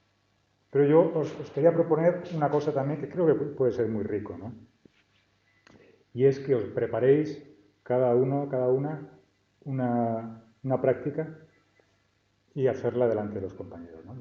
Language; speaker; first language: Spanish; native; Spanish